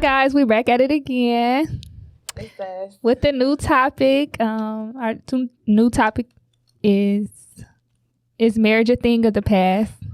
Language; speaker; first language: English; native; English